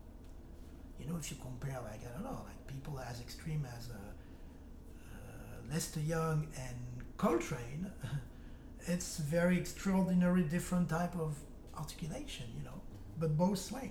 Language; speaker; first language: English; non-native, fluent; French